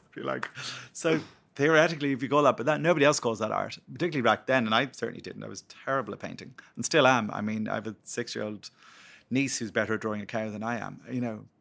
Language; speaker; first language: English; native; English